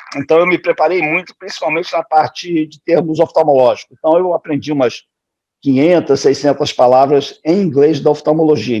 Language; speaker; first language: Portuguese; native; Portuguese